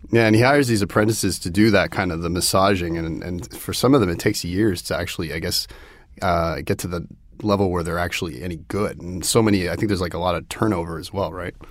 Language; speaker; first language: English; native; English